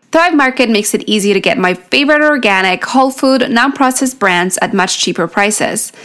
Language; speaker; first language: English; non-native, fluent; Polish